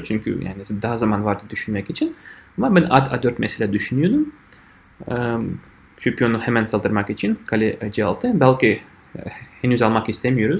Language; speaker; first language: Turkish; non-native, fluent; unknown